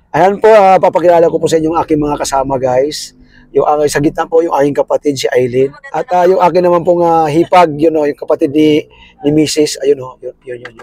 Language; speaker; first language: Filipino; non-native, local second language; Cebuano